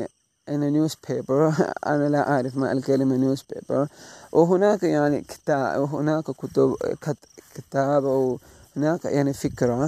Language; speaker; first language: Arabic; non-native, learner; Malay